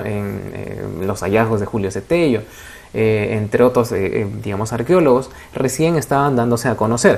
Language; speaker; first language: Spanish; native; Spanish